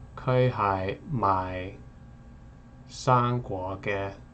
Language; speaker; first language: Cantonese; non-native, learner; English